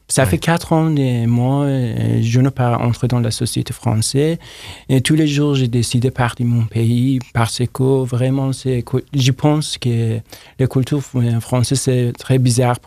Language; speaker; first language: French; non-native, learner; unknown